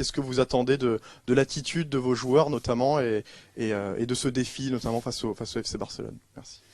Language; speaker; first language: French; native; French